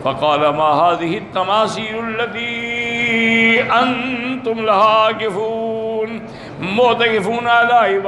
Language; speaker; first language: Arabic; non-native, fluent; Urdu